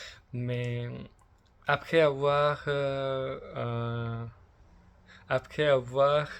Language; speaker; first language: French; non-native, learner; English